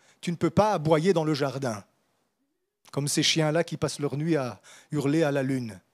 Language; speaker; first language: French; native; French